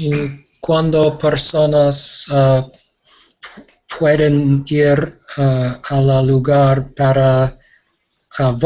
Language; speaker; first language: Spanish; non-native, learner; English